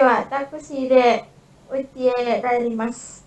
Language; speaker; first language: Japanese; non-native, learner; Indonesian